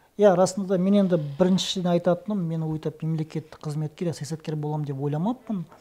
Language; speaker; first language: Kazakh; non-native, local second language; Russian